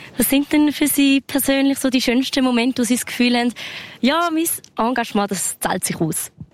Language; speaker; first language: German; native; German